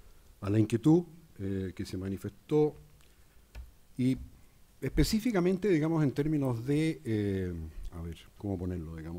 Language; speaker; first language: Spanish; native; Spanish